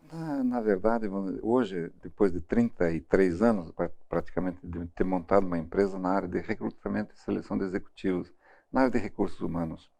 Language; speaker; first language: Portuguese; early bilingual, other home language; German